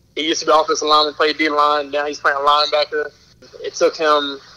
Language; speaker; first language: English; native; English